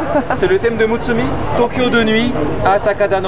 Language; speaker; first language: French; native; French